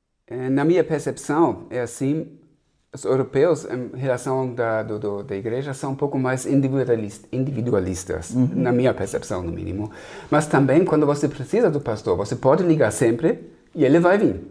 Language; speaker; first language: Portuguese; non-native, fluent; German